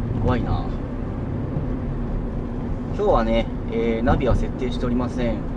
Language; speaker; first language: Japanese; native; Japanese